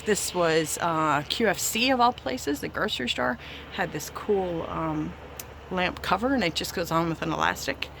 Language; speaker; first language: English; native; English